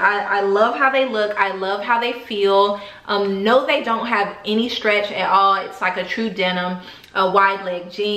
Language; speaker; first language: English; native; English